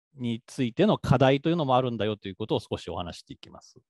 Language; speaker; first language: Japanese; native; Japanese